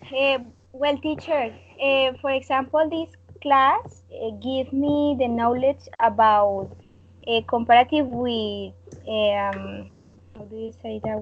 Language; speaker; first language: English; non-native, learner; Spanish